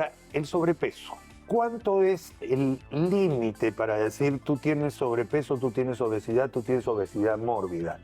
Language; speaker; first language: Spanish; native; Spanish